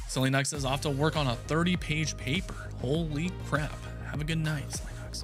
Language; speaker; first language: English; native; English